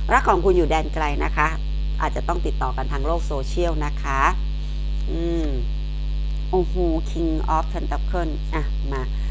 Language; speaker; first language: Thai; non-native, local second language; Chinese